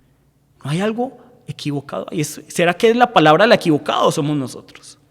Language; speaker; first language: Spanish; native; Spanish